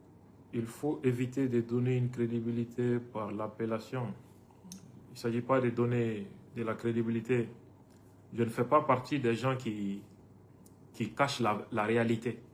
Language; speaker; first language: French; non-native, local second language; Bambara